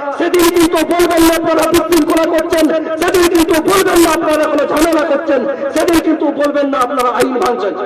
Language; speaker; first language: Bangla; non-native, local second language; Santali